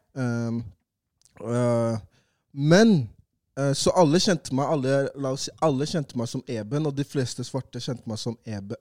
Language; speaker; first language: Norwegian; early bilingual, other home language; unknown